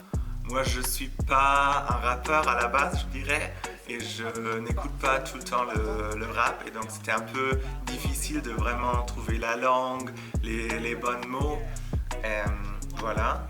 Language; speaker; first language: French; non-native, fluent; German